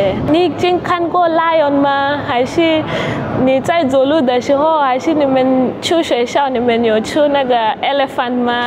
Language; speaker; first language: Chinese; non-native, fluent; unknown